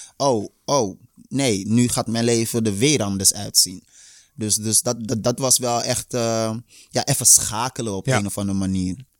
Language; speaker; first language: Dutch; early bilingual, other home language; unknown